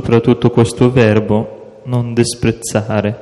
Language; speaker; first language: Italian; non-native, fluent; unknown